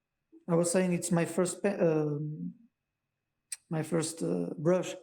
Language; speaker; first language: English; non-native, learner; Portuguese